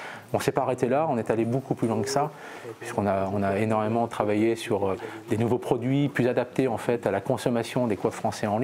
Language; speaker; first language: French; native; French